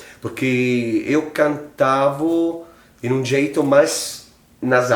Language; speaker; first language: Portuguese; non-native, fluent; Italian